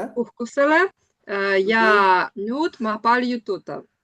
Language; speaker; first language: Estonian; non-native, learner; Russian